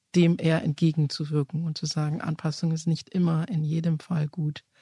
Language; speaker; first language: German; early bilingual, other home language; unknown